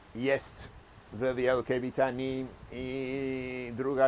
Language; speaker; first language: Polish; non-native, fluent; English